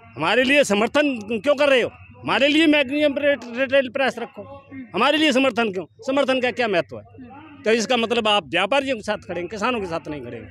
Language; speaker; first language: Hindi; native; Hindi